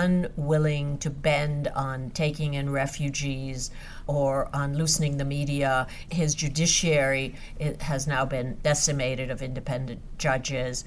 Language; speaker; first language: English; non-native, fluent; Hungarian